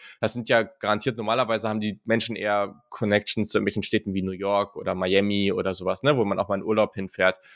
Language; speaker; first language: German; native; German